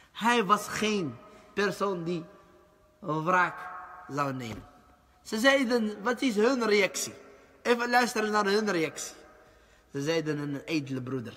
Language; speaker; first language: Dutch; early bilingual, other home language; Arabic